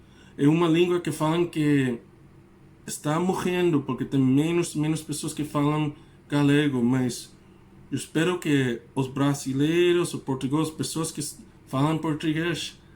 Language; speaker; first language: Portuguese; non-native, learner; English